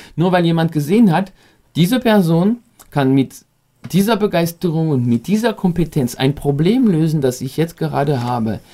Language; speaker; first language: German; non-native, fluent; French